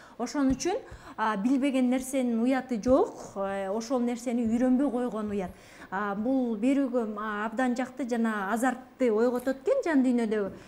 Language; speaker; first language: Kyrgyz; native; Kyrgyz